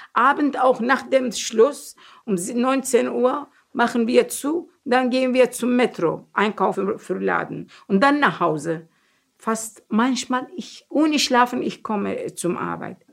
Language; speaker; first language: German; non-native, learner; Turkish